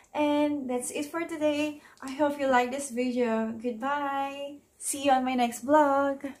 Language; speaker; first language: English; non-native, local second language; Filipino